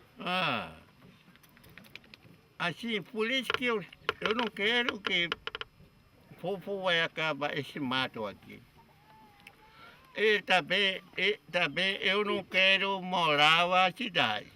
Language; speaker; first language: Portuguese; non-native, local second language; Kayapó